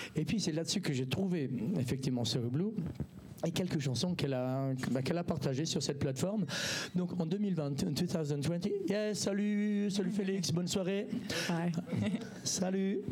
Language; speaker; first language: English; non-native, learner; French